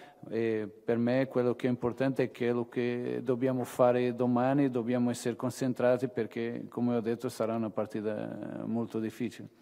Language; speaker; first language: Italian; non-native, fluent; Portuguese